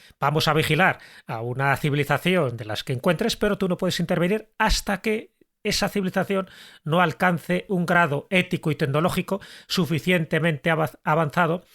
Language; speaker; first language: Spanish; native; Spanish